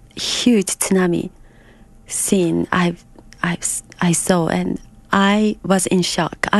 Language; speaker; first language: English; non-native, fluent; Japanese